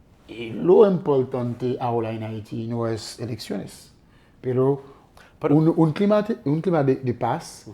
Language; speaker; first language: Spanish; non-native, fluent; Haitian Creole